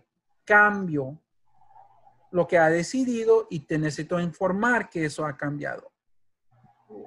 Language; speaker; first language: Spanish; early bilingual, heritage; Spanish